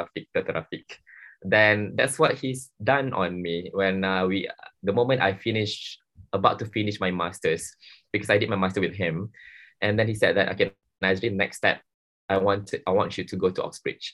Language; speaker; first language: English; non-native, local second language; Malay